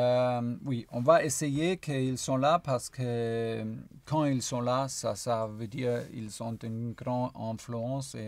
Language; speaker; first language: French; non-native, fluent; German